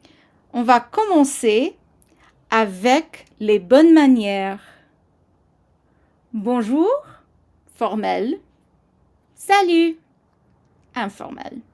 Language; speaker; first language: French; non-native, fluent; English